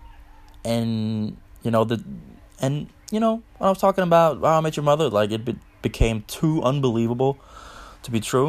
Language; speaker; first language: English; non-native, fluent; Danish